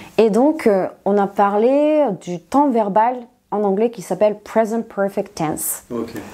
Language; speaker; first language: French; non-native, fluent; Serbian